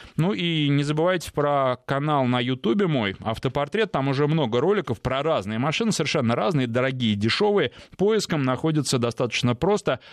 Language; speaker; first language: Russian; native; Russian